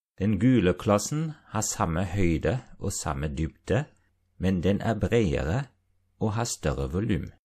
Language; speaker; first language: Norwegian; non-native, fluent; German